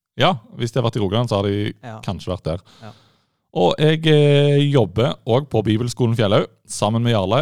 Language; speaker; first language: Norwegian; native; Norwegian